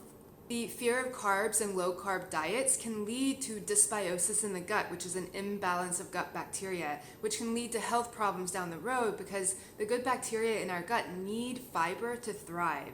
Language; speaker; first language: English; native; English